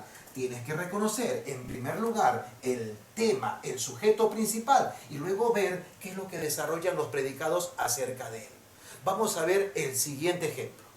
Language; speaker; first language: Spanish; native; Spanish